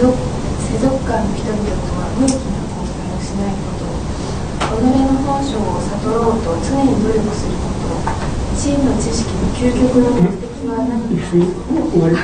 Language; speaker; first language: Japanese; native; Japanese